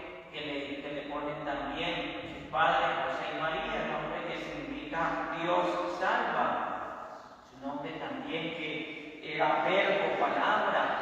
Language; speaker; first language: Spanish; native; Spanish